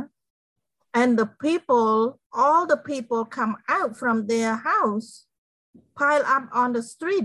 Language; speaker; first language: English; non-native, fluent; Khmer